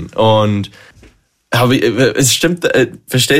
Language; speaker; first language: German; non-native, learner; English